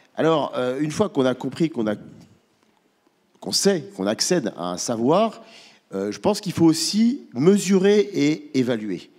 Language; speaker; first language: French; native; French